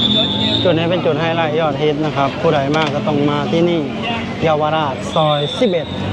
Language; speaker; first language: Thai; native; Thai